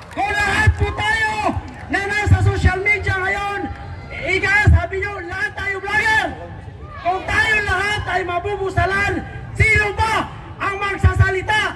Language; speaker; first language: Filipino; native; Filipino